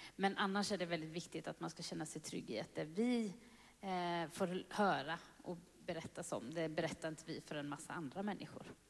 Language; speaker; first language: Swedish; native; Swedish